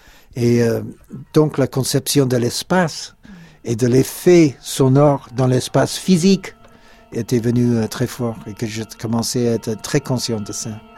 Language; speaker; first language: French; non-native, fluent; English